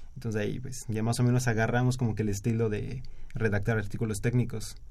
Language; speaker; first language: Spanish; native; Spanish